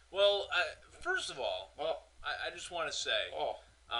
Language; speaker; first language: English; native; English